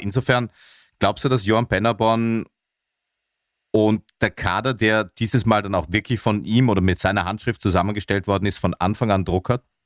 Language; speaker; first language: German; native; German